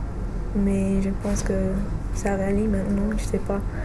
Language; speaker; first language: French; non-native, fluent; English